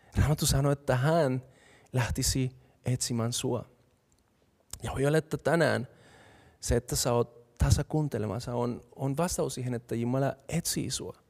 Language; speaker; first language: Finnish; non-native, fluent; Spanish